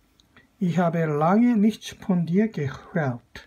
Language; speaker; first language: German; non-native, fluent; Korean